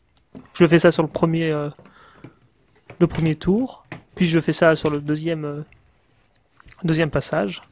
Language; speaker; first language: French; native; French